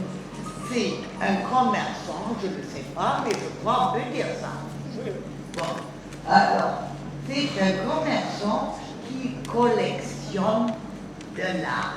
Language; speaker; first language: French; non-native, learner; German